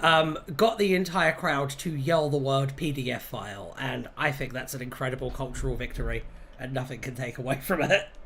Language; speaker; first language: English; native; English